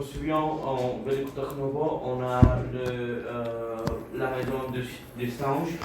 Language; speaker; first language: French; non-native, learner; Bulgarian